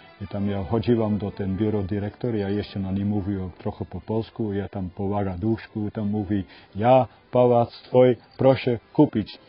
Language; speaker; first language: Polish; non-native, learner; Dutch